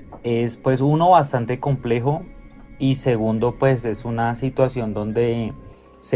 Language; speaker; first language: Spanish; native; Spanish